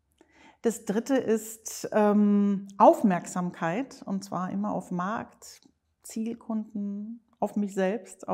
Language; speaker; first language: German; native; German